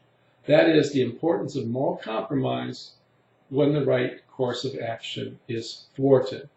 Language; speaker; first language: English; native; English